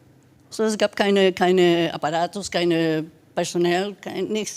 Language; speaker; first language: German; non-native, fluent; Spanish